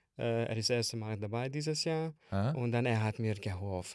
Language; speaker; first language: German; non-native, learner; Hungarian